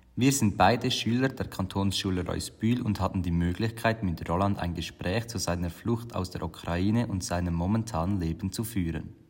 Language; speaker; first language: German; native; German